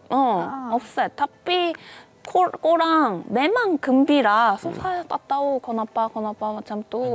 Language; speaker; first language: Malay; non-native, learner; Korean